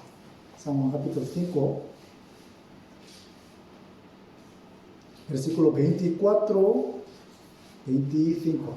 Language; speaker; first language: Spanish; non-native, fluent; Korean